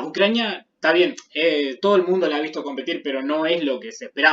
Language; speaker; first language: Spanish; native; Spanish